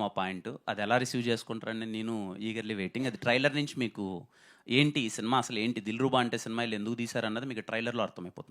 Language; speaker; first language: Telugu; native; Telugu